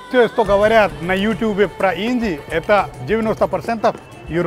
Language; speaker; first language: Russian; non-native, fluent; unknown